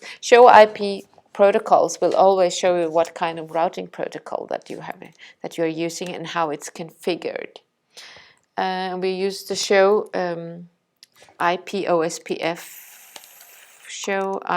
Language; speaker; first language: English; non-native, fluent; Danish